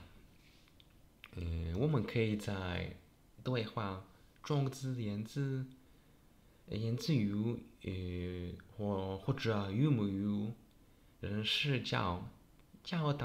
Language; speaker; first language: Chinese; non-native, learner; Polish